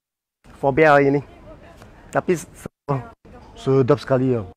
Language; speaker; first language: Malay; non-native, local second language; Chinese